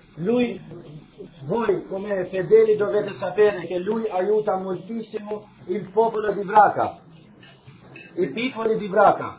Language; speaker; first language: Italian; non-native, fluent; Albanian